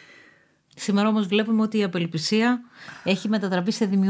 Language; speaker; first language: Greek; native; Greek